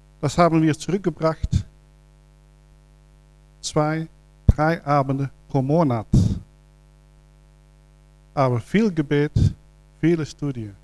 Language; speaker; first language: German; non-native, learner; Dutch